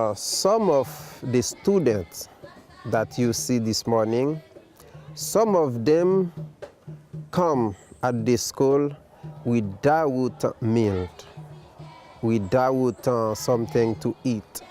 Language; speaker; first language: English; non-native, local second language; Haitian Creole